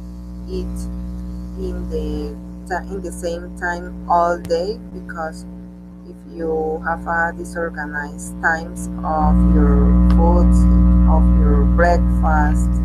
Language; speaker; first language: English; non-native, learner; Spanish